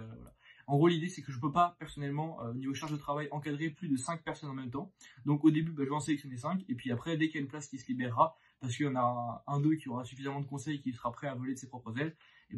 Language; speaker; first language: French; native; French